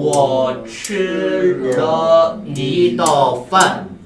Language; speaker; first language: Chinese; non-native, fluent; Korean